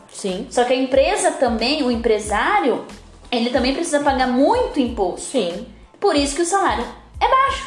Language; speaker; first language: Portuguese; native; Portuguese